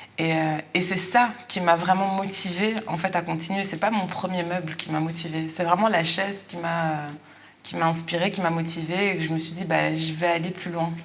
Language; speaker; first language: French; native; French